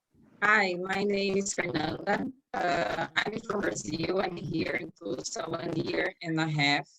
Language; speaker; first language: English; non-native, learner; Portuguese